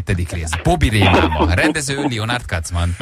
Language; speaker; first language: Hungarian; native; Hungarian